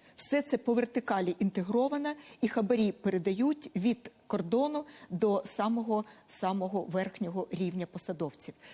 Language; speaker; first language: Ukrainian; non-native, local second language; Russian